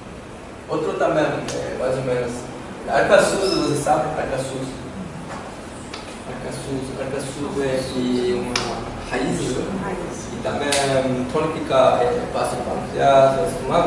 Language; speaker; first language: Portuguese; non-native, learner; Korean